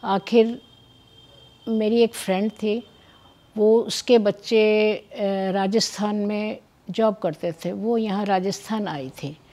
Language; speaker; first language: Hindi; native; Hindi